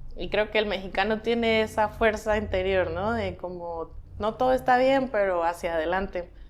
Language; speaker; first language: Spanish; native; Spanish